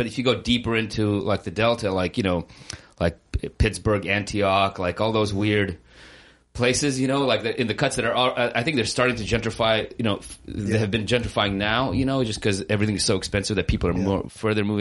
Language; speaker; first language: English; native; English